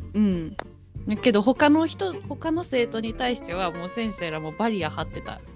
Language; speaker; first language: Japanese; native; Japanese